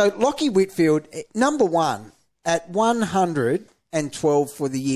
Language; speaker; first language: English; native; English